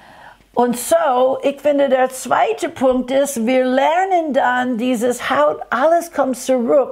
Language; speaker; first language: German; non-native, fluent; English